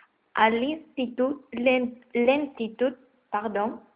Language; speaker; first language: French; non-native, fluent; Spanish